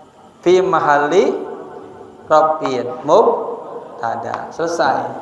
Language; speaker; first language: Arabic; non-native, fluent; Indonesian